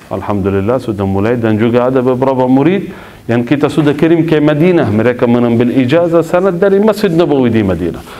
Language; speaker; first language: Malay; non-native, fluent; Arabic